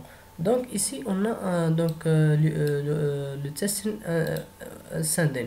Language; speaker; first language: French; non-native, fluent; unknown